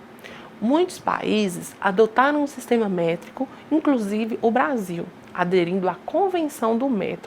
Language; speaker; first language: Portuguese; native; Portuguese